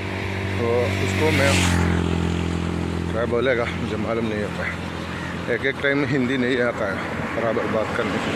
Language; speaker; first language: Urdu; non-native, learner; Malayalam